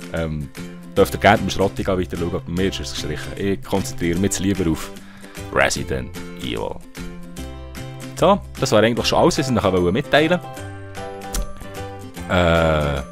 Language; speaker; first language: German; native; German